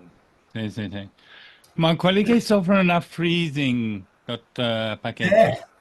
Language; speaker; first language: Italian; non-native, fluent; English